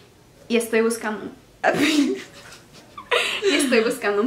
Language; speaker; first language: Spanish; non-native, learner; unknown